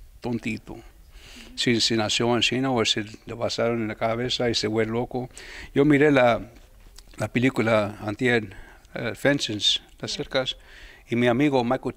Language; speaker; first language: Spanish; early bilingual, heritage; Spanish